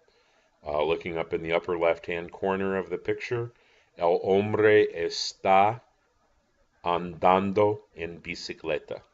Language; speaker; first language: Spanish; non-native, fluent; English